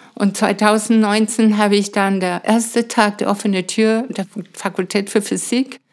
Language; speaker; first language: German; non-native, fluent; Spanish